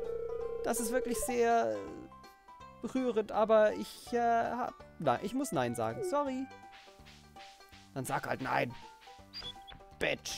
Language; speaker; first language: German; native; German